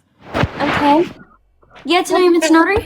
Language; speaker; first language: Amharic; non-native, learner; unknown